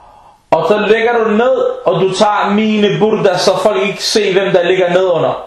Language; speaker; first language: Danish; non-native, local second language; Arabic